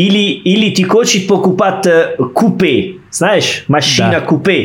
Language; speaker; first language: Russian; non-native, fluent; Italian